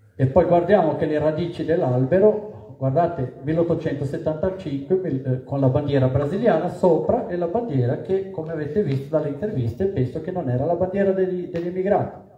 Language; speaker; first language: Italian; non-native, fluent; Portuguese